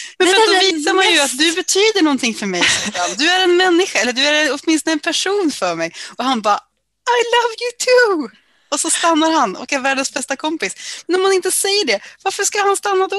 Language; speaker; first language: Swedish; native; Swedish